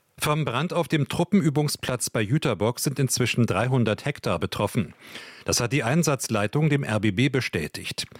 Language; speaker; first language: German; native; German